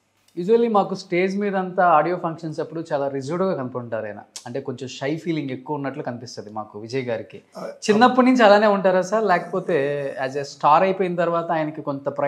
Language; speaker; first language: Telugu; native; Telugu